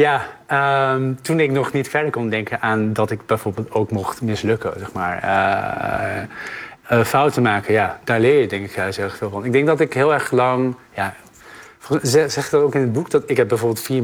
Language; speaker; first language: Dutch; native; Dutch